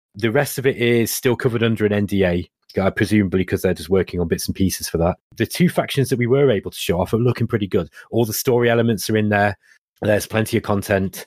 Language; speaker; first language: English; native; English